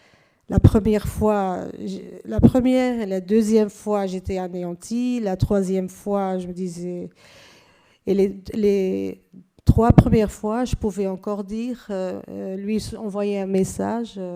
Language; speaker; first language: French; non-native, fluent; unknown